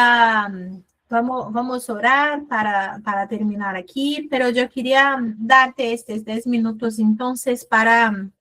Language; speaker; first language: Spanish; non-native, fluent; Portuguese